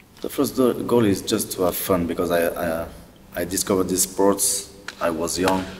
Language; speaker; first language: English; non-native, learner; French